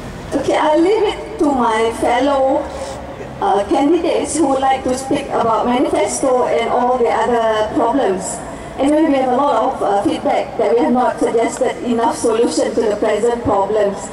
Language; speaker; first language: English; non-native, local second language; Malay